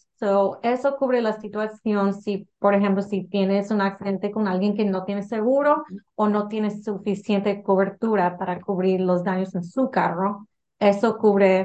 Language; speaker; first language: Spanish; early bilingual, heritage; English